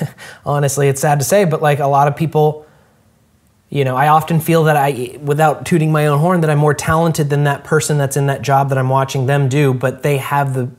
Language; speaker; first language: English; native; English